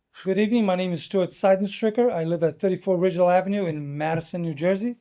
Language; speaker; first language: English; non-native, fluent; Portuguese